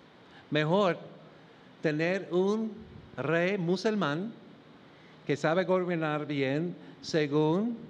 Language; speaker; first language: Spanish; non-native, fluent; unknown